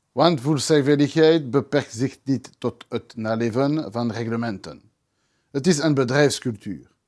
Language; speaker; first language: Dutch; non-native, local second language; French